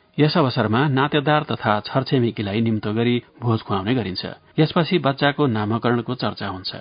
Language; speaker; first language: Nepali; native; Nepali